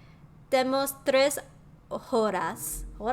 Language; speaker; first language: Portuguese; non-native, learner; English